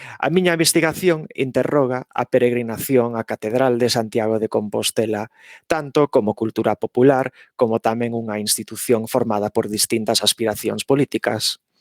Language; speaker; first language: Galician; non-native, fluent; English